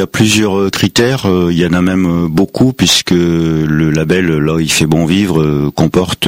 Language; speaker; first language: French; native; French